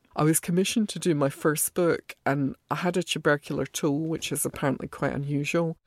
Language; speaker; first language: English; native; English